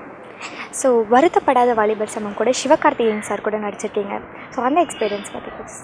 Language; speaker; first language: Tamil; native; Tamil